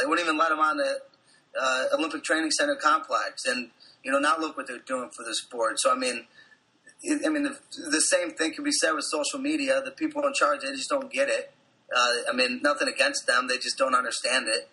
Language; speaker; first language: English; native; English